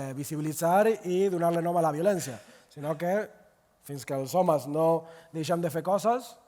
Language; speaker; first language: Catalan; non-native, local second language; Spanish